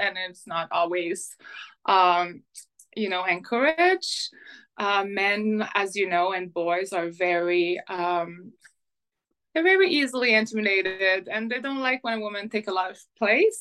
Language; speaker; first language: English; non-native, fluent; French